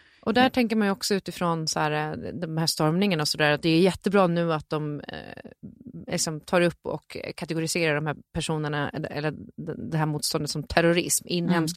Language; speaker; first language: Swedish; native; Swedish